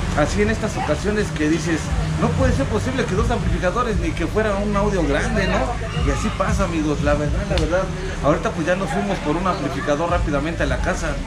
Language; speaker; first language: Spanish; native; Spanish